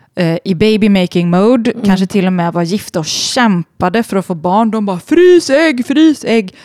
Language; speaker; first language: Swedish; native; Swedish